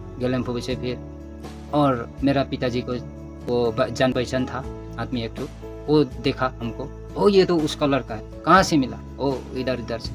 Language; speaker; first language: Hindi; non-native, local second language; Nepali